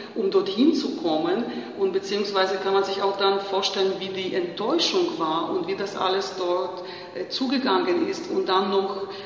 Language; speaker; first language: German; non-native, fluent; Ukrainian